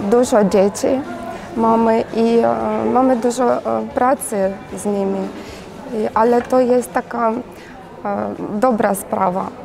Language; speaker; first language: Polish; non-native, learner; Ukrainian